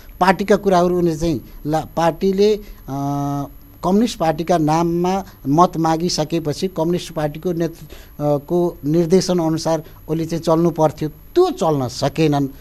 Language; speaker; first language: Nepali; native; Nepali